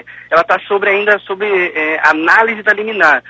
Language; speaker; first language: Portuguese; native; Portuguese